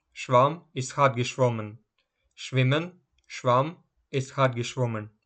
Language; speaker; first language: German; non-native, fluent; Ukrainian